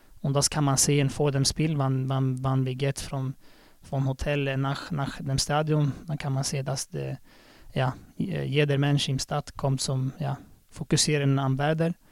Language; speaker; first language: German; non-native, learner; Swedish